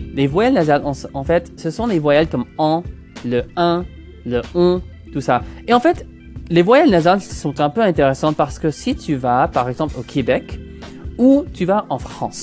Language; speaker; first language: French; non-native, local second language; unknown